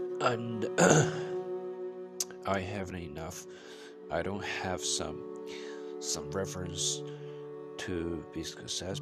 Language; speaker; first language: English; non-native, learner; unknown